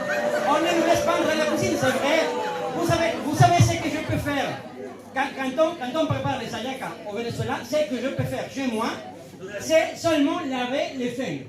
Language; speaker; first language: French; non-native, fluent; Spanish